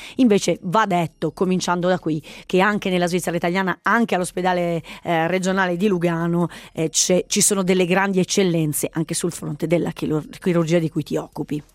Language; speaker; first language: Italian; native; Italian